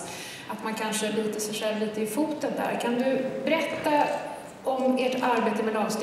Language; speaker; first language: Swedish; native; Swedish